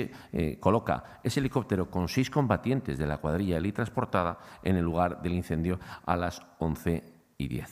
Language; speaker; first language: Spanish; native; Spanish